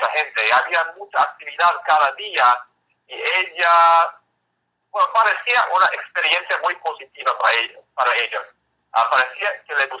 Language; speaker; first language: Spanish; non-native, fluent; English